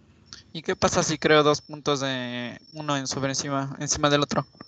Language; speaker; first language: Spanish; native; Spanish